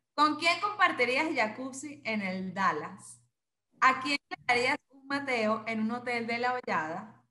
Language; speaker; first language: Spanish; native; Spanish